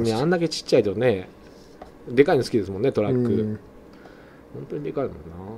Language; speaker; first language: Japanese; native; Japanese